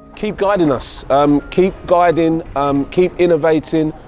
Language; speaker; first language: English; native; English